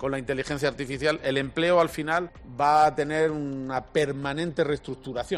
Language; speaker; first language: Spanish; native; Spanish